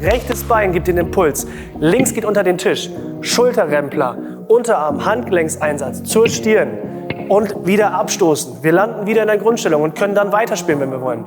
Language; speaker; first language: German; native; German